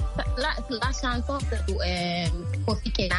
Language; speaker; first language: French; non-native, learner; Akan